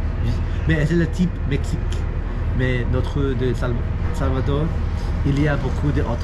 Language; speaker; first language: French; non-native, learner; Spanish